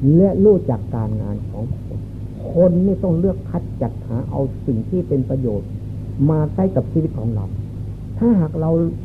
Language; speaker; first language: Thai; non-native, local second language; Lao